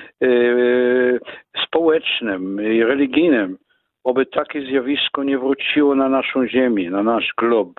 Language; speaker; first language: Polish; non-native, fluent; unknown